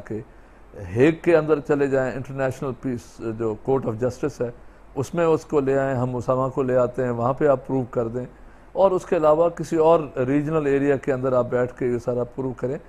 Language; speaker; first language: Urdu; non-native, local second language; Sindhi